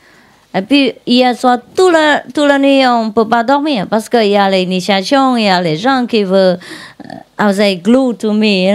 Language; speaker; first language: French; non-native, learner; Vietnamese